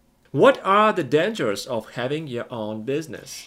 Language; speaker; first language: English; non-native, fluent; Russian